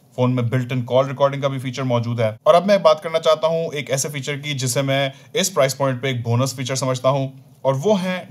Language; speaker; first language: Urdu; native; Urdu